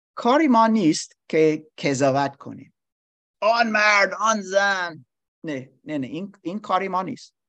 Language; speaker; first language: Persian; non-native, learner; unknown